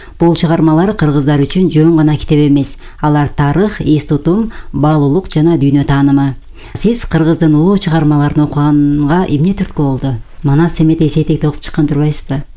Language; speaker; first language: Kyrgyz; native; Kyrgyz